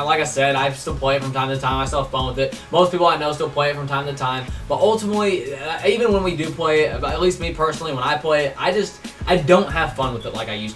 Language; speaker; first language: English; native; English